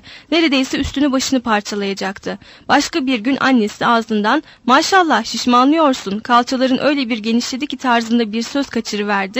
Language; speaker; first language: Turkish; native; Turkish